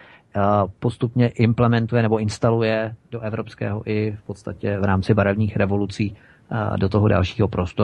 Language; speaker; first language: Czech; native; Czech